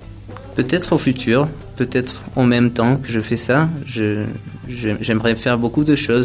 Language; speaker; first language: French; non-native, fluent; Spanish